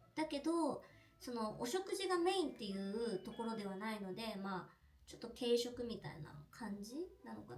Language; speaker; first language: Japanese; native; Japanese